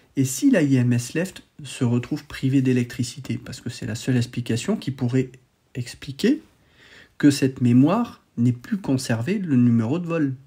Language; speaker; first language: French; native; French